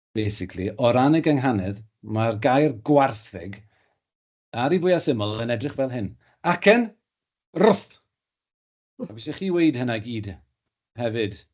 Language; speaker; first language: Welsh; native; Welsh